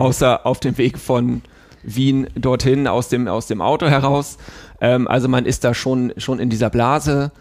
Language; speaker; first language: German; native; German